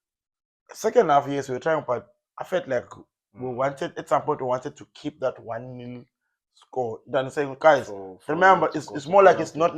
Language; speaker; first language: English; non-native, local second language; Zulu